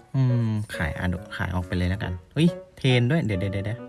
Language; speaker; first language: Thai; non-native, local second language; Northeastern Thai